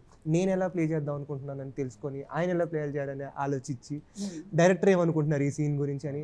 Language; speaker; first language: Telugu; native; Telugu